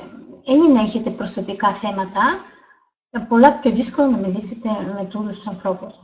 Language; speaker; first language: Greek; non-native, learner; Russian